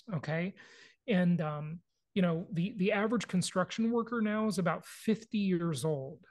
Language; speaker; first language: English; native; English